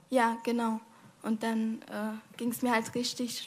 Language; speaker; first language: German; non-native, fluent; Arabic